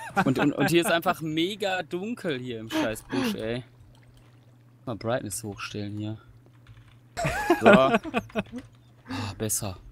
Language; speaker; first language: German; native; German